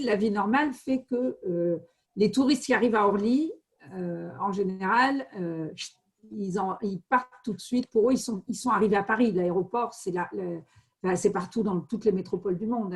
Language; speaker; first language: French; native; French